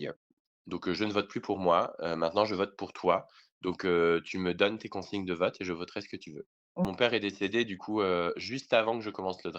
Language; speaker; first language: French; native; French